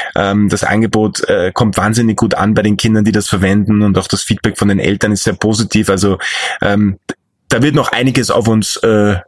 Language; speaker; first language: German; native; German